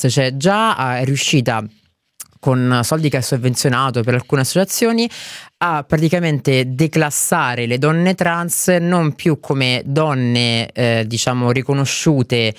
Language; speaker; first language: Italian; native; Italian